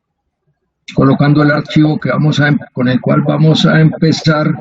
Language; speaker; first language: Spanish; native; Spanish